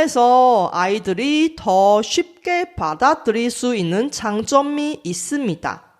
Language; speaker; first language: Korean; non-native, fluent; Chinese